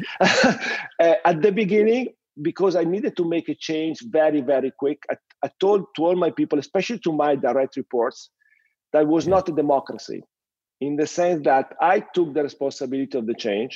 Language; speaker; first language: English; non-native, fluent; Italian